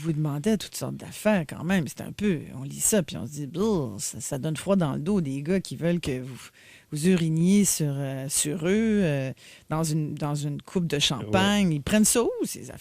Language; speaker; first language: French; native; French